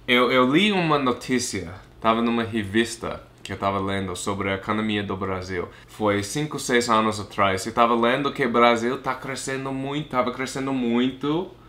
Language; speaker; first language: Portuguese; non-native, fluent; English